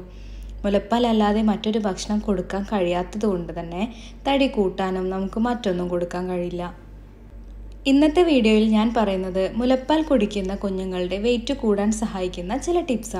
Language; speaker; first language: Malayalam; native; Malayalam